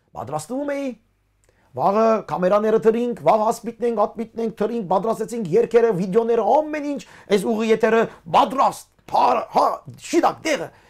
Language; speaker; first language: Armenian; early bilingual, heritage; Armenian